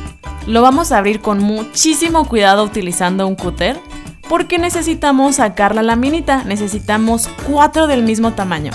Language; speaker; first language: Spanish; native; Spanish